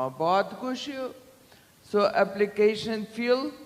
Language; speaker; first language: Hindi; non-native, learner; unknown